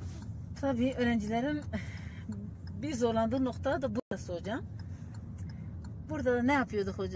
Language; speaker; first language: Turkish; native; Turkish